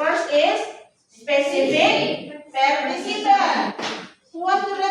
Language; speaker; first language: English; non-native, fluent; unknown